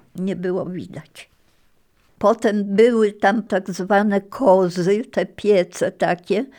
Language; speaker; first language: Polish; native; Polish